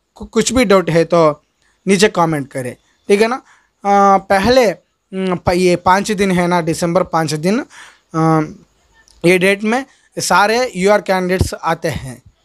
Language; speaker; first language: Hindi; non-native, local second language; Telugu